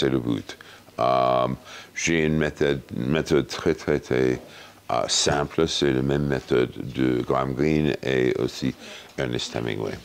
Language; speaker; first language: French; non-native, fluent; English